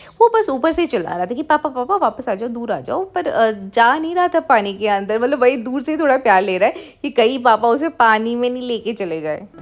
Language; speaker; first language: Hindi; non-native, local second language; Bangla